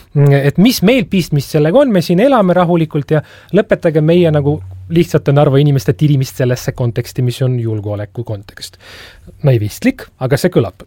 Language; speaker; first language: Estonian; non-native, local second language; Russian